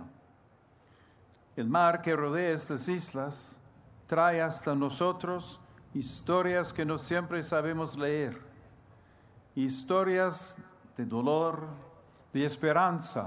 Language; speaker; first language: Spanish; non-native, fluent; English